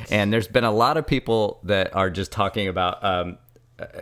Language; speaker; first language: English; native; English